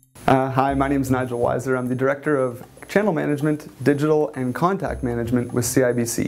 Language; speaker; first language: English; native; English